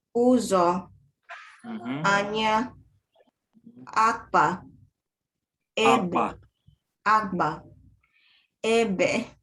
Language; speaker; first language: Igbo; non-native, learner; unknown